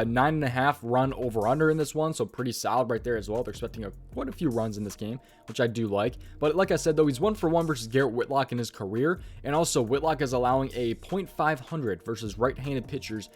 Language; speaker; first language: English; native; English